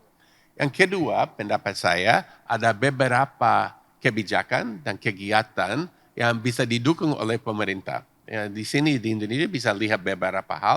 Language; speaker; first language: Indonesian; non-native, fluent; English